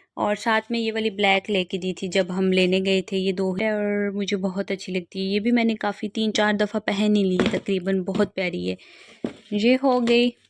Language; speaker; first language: Urdu; non-native, local second language; Punjabi